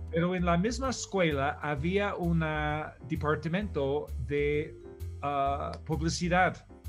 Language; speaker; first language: Spanish; non-native, fluent; English